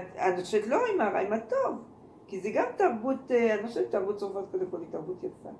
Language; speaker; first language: Hebrew; non-native, fluent; French